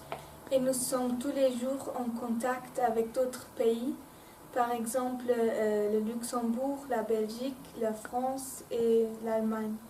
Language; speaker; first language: French; non-native, local second language; Luxembourgish